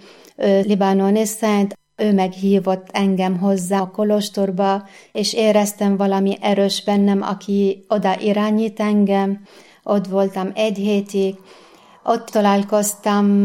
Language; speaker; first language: Hungarian; non-native, learner; Arabic